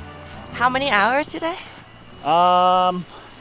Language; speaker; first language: English; non-native, fluent; Thai